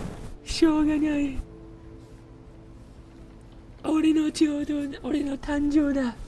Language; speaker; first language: Japanese; non-native, learner; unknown